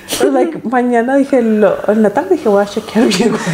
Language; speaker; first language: Spanish; early bilingual, heritage; Spanish